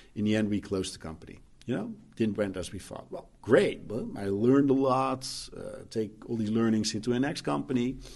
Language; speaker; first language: English; non-native, fluent; Dutch